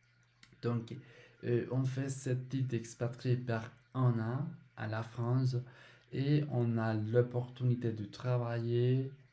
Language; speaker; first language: French; non-native, learner; Spanish